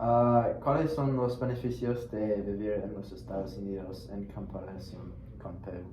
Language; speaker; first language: Spanish; non-native, learner; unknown